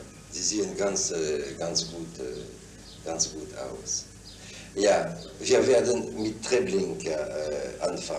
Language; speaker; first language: German; non-native, fluent; French